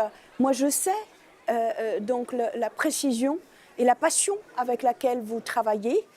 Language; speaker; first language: French; native; French